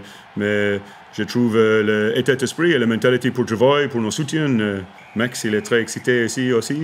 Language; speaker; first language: French; non-native, learner; English